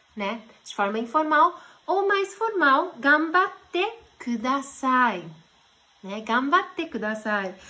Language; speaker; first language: Portuguese; early bilingual, heritage; Japanese